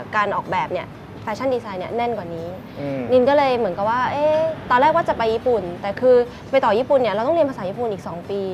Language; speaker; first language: Thai; early bilingual, other home language; English